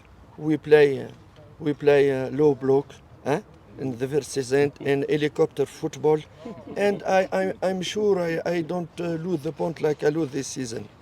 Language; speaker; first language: English; non-native, learner; French